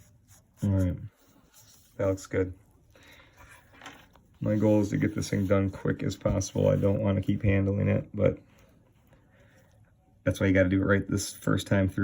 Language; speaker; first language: English; native; English